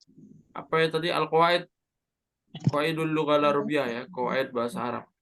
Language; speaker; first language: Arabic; non-native, fluent; Indonesian